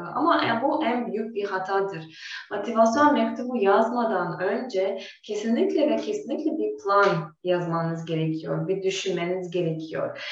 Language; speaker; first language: Turkish; non-native, fluent; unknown